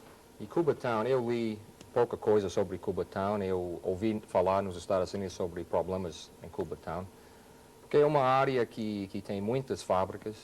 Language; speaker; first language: Portuguese; non-native, fluent; English